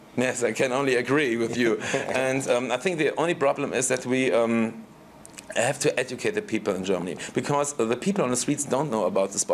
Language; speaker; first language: English; non-native, fluent; German